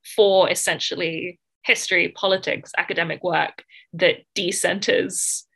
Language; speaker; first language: English; native; English